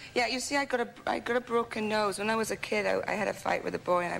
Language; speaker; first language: English; native; English